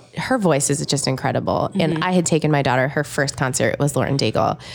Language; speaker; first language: English; native; English